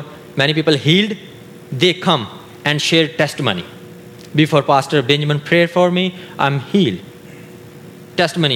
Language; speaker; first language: English; non-native, learner; Urdu